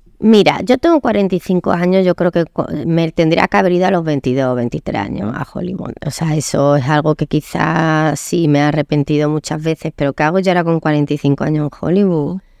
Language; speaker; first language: Spanish; native; Spanish